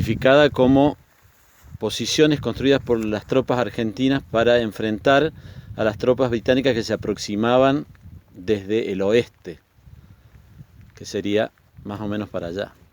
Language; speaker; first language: Spanish; native; Spanish